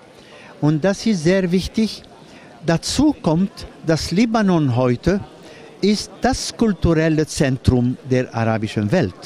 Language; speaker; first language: German; non-native, fluent; Arabic